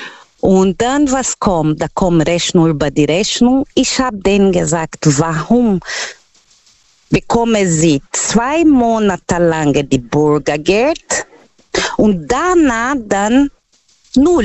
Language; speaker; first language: German; non-native, fluent; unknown